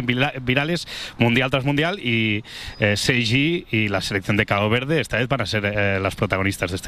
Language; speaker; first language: Spanish; native; Spanish